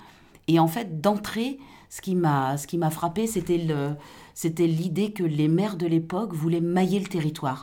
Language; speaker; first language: French; native; French